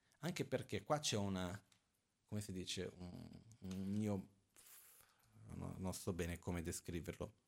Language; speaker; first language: Italian; non-native, fluent; Portuguese